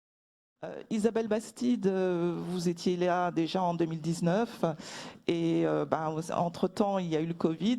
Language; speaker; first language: French; native; French